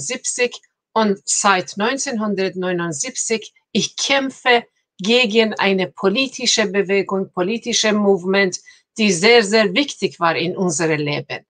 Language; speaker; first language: German; non-native, fluent; Persian